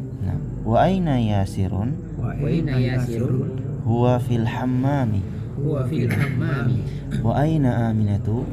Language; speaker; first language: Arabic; non-native, fluent; Indonesian